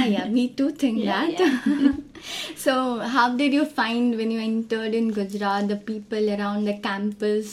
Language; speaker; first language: English; non-native, local second language; Gujarati